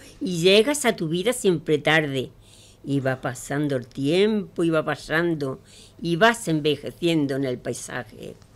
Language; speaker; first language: Spanish; native; Spanish